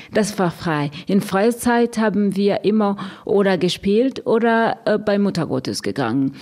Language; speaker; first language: German; non-native, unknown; Rundi